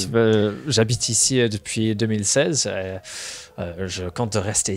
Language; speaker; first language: French; non-native, fluent; English